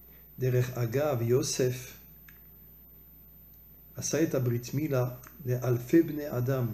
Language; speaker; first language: Hebrew; non-native, fluent; French